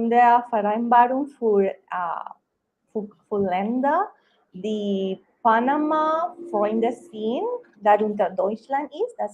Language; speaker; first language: German; non-native, learner; Spanish